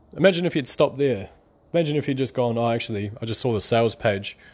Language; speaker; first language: English; native; English